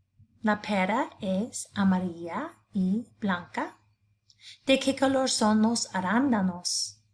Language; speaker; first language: Spanish; non-native, fluent; English